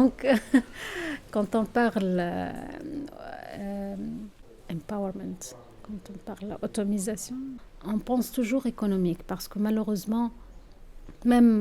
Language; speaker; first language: French; non-native, local second language; Arabic